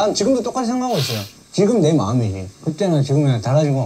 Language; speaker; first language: Korean; native; Korean